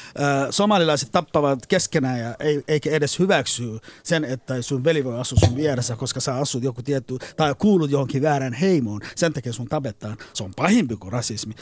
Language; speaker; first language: Finnish; non-native, fluent; Somali